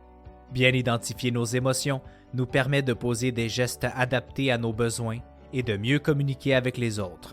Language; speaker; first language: French; native; French